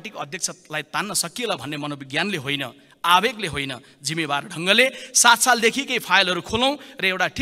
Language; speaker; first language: Nepali; native; Nepali